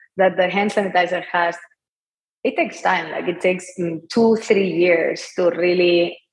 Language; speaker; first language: English; non-native, fluent; Spanish